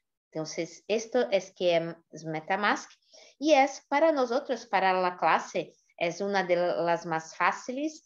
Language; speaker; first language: Spanish; non-native, fluent; Portuguese